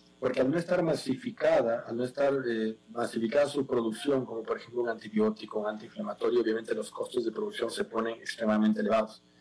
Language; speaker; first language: Spanish; native; Spanish